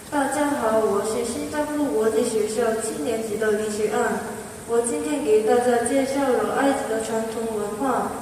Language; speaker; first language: Chinese; non-native, learner; Korean